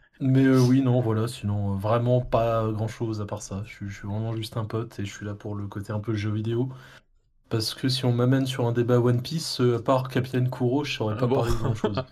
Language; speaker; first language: French; native; French